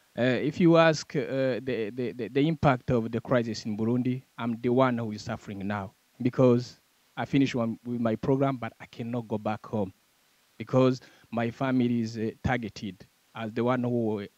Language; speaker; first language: English; non-native, fluent; Rundi